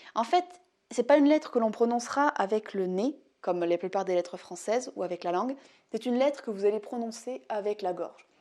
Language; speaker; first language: French; native; French